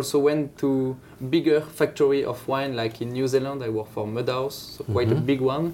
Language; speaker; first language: English; non-native, fluent; French